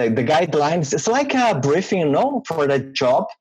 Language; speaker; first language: English; non-native, learner; Portuguese